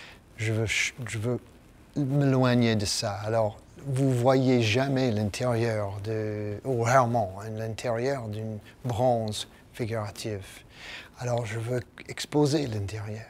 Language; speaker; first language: French; non-native, fluent; English